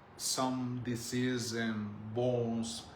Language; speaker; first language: English; non-native, learner; Spanish